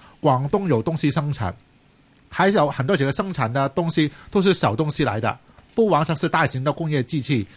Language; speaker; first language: Chinese; non-native, local second language; Cantonese